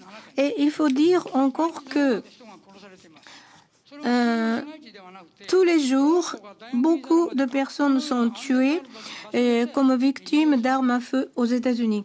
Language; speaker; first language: French; non-native, fluent; Japanese